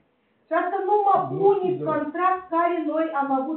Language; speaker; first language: Romanian; non-native, local second language; Russian